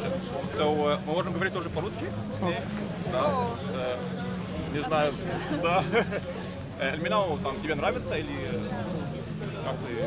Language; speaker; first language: Russian; early bilingual, heritage; Russian